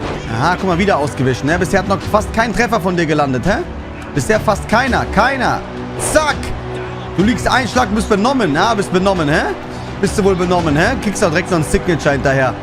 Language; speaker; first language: German; native; German